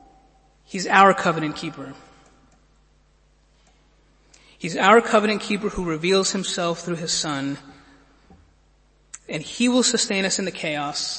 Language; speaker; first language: English; native; English